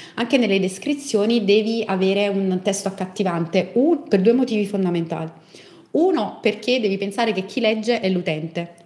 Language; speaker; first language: Italian; native; Italian